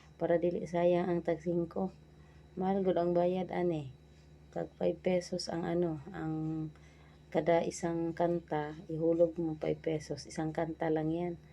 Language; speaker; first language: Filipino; non-native, local second language; Cebuano